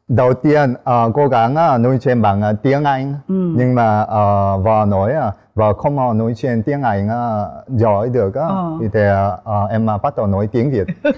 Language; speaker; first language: Vietnamese; non-native, learner; Korean